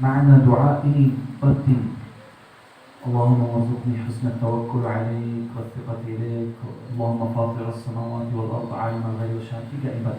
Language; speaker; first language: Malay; non-native, learner; Arabic